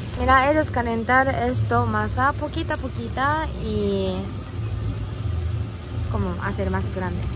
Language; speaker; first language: Spanish; non-native, learner; Japanese